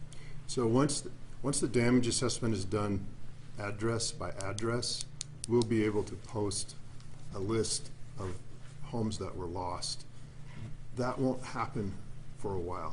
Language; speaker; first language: English; native; English